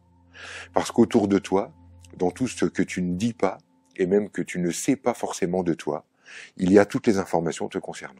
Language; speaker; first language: French; native; French